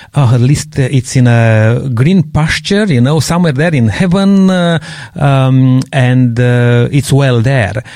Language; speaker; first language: English; non-native, fluent; Romanian